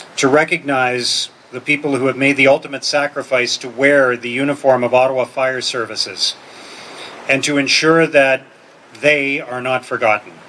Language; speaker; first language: English; native; English